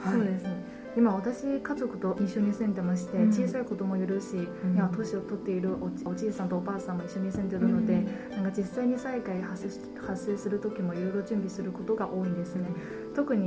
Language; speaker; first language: Japanese; non-native, fluent; Chinese